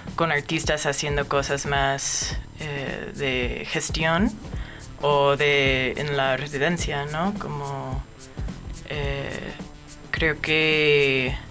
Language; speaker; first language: Spanish; non-native, fluent; English